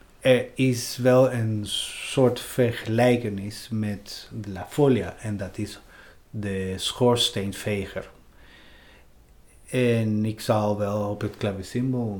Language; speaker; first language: Dutch; non-native, fluent; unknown